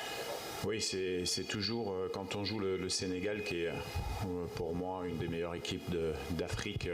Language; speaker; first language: French; native; French